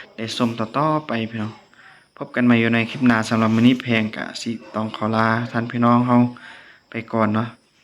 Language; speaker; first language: Lao; non-native, local second language; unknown